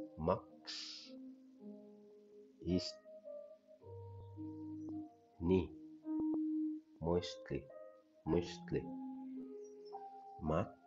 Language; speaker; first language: English; non-native, learner; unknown